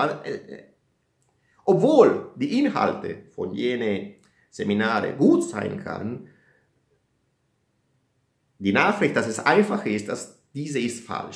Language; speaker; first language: German; non-native, fluent; Italian